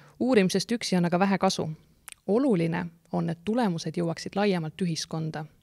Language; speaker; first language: Estonian; native; Estonian